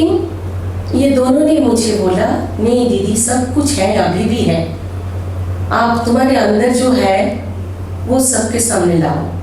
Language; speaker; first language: Hindi; non-native, local second language; Bangla